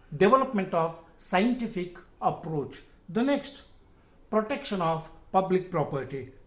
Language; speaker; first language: English; non-native, local second language; Kannada